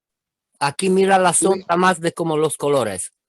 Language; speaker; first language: Spanish; non-native, fluent; Romanian